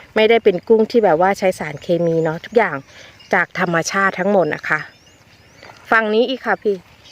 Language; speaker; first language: Thai; non-native, local second language; Northeastern Thai